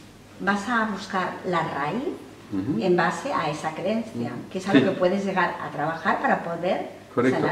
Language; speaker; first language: Spanish; native; Spanish